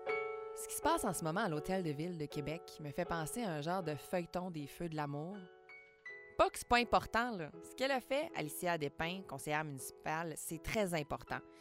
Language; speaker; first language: French; native; French